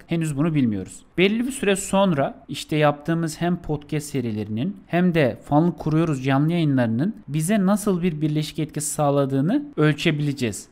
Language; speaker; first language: Turkish; native; Turkish